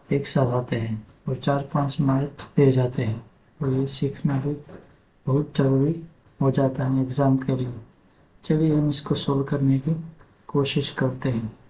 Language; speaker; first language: Hindi; non-native, local second language; Gujarati